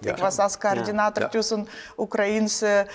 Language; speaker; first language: Dutch; non-native, learner; Ukrainian